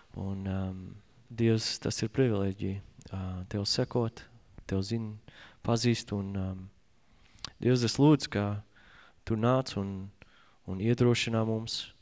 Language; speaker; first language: Latvian; non-native, learner; English